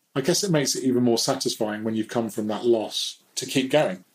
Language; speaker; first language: English; native; English